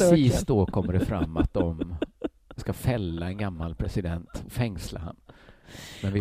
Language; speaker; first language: Swedish; native; Swedish